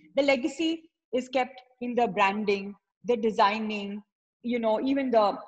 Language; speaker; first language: English; non-native, local second language; Tamil